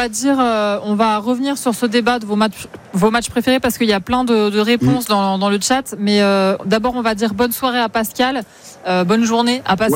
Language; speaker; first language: French; native; French